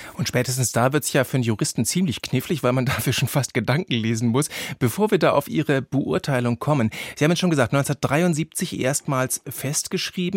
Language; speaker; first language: German; native; German